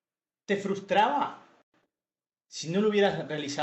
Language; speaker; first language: Spanish; native; Spanish